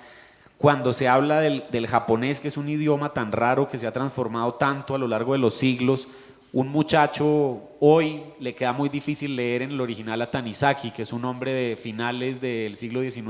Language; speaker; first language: Spanish; native; Spanish